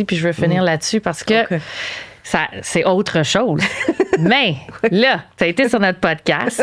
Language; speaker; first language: French; native; French